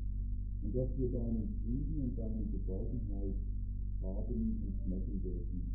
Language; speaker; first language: German; native; German